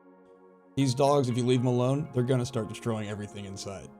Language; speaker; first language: English; native; English